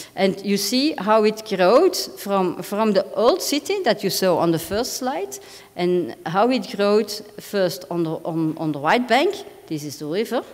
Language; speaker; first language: English; non-native, fluent; Dutch